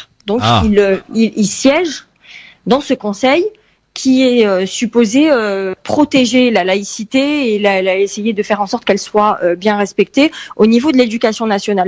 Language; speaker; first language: French; early bilingual, heritage; French